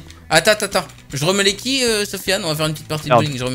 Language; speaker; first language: French; native; French